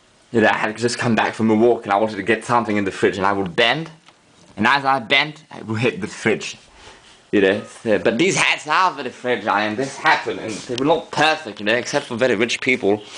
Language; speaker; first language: English; non-native, fluent; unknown